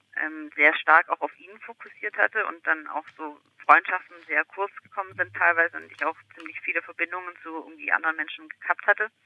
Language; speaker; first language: German; native; German